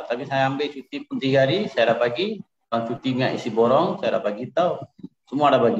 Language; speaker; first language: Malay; non-native, local second language; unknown